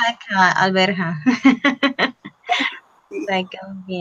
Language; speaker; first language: English; non-native, fluent; Spanish